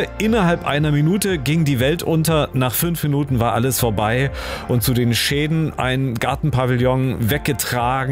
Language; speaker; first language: German; native; German